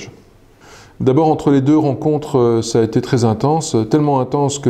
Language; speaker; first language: French; native; French